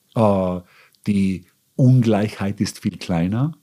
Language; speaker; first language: German; native; German